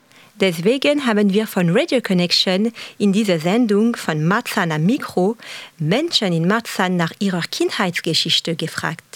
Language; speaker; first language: German; non-native, fluent; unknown